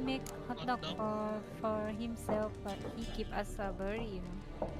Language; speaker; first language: English; non-native, learner; Indonesian